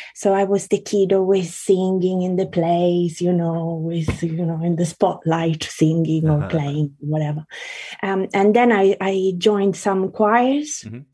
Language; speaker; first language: English; early bilingual, other home language; Italian